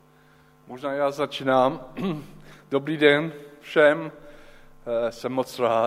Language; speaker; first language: Czech; non-native, learner; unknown